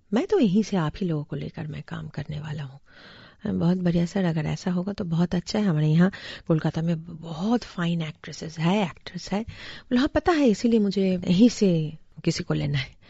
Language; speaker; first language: Hindi; non-native, local second language; Bangla